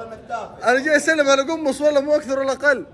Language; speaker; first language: Arabic; native; Arabic